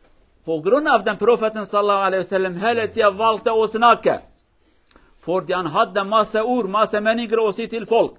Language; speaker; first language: Norwegian; non-native, learner; Kurdish